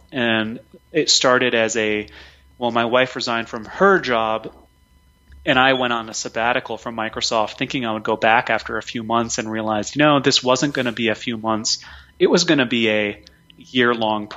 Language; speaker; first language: English; native; English